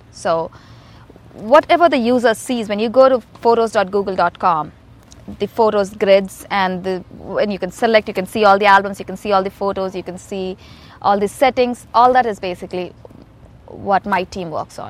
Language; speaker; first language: English; non-native, local second language; Telugu